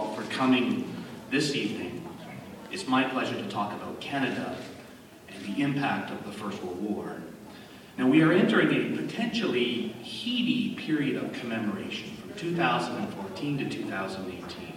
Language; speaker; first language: English; native; English